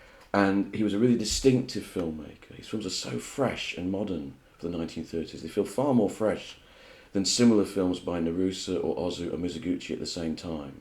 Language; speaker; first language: English; native; English